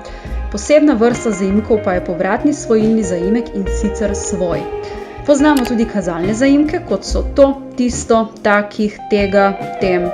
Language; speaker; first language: Slovenian; native; Slovenian